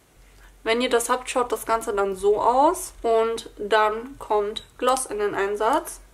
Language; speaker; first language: German; native; German